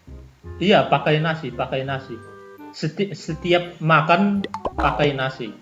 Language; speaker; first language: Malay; non-native, local second language; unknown